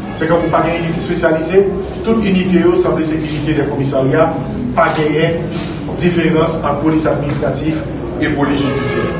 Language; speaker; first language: French; non-native, local second language; Haitian Creole